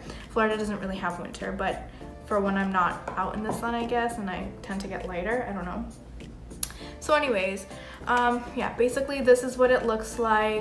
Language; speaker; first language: English; native; English